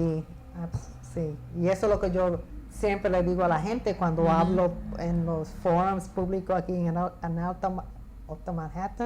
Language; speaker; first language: Spanish; early bilingual, heritage; Spanish